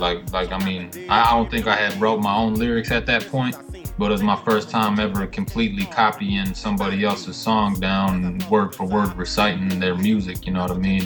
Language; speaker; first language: English; native; English